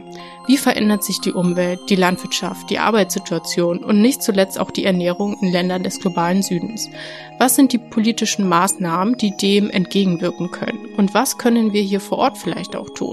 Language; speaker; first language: German; native; German